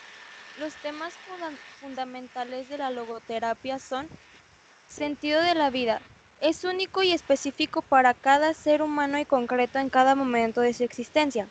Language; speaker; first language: Spanish; native; Spanish